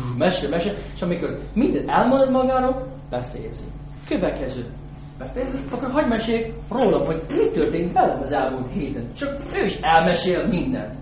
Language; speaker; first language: Hungarian; non-native, fluent; English